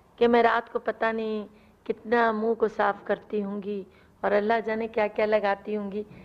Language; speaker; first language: Urdu; non-native, local second language; Punjabi